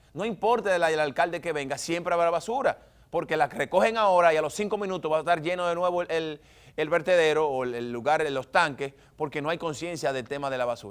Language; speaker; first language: Spanish; native; Spanish